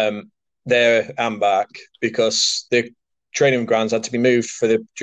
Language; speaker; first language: English; native; English